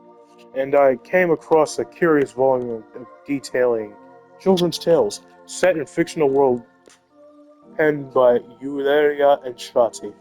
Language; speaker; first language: English; native; English